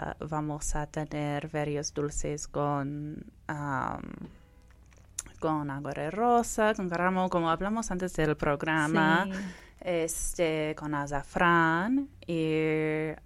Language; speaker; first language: Spanish; non-native, fluent; English